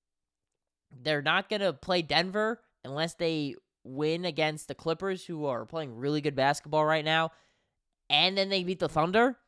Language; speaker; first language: English; native; English